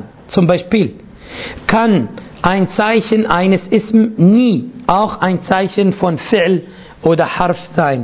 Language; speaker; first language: German; non-native, fluent; Arabic